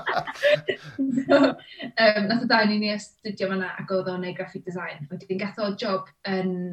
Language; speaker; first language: Welsh; native; Welsh